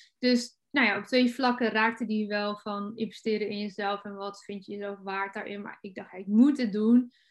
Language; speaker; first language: Dutch; native; Dutch